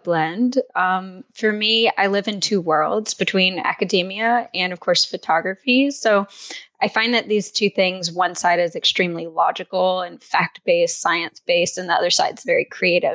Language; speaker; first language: English; native; English